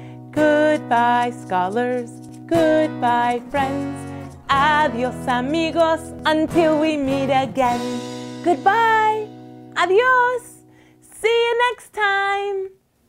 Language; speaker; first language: English; early bilingual, other home language; Spanish